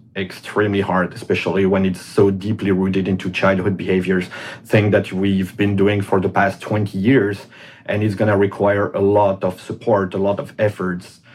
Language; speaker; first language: English; non-native, fluent; French